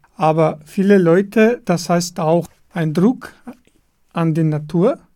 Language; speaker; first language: German; non-native, fluent; Armenian